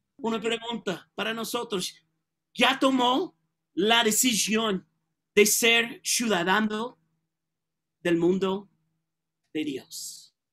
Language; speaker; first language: Spanish; non-native, learner; English